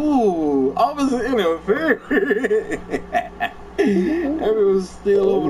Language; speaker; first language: English; native; English